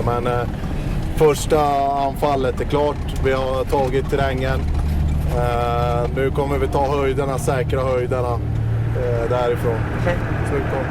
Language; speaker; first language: Swedish; native; Swedish